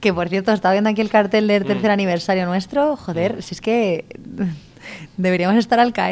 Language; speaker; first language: Spanish; native; Spanish